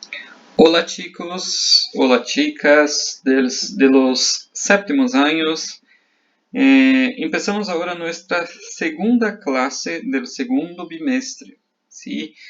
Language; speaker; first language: Spanish; non-native, fluent; Portuguese